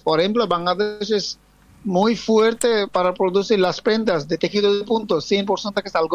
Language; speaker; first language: Spanish; non-native, fluent; Bangla